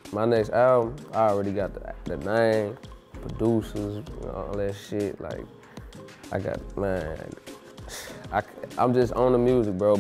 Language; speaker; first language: English; native; English